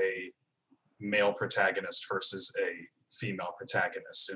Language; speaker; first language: English; native; English